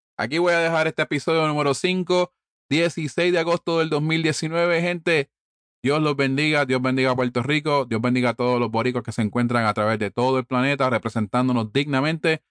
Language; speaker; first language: Spanish; early bilingual, heritage; Spanish